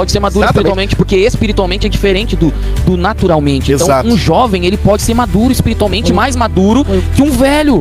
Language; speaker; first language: Portuguese; native; Portuguese